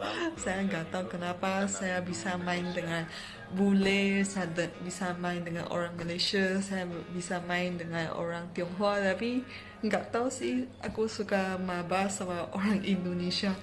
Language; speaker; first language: Indonesian; non-native, fluent; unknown